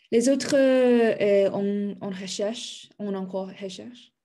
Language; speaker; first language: French; non-native, learner; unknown